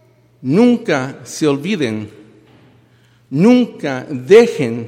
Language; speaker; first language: Spanish; early bilingual, heritage; Spanish